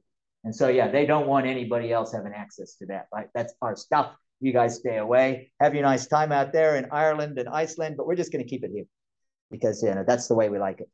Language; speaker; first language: English; native; English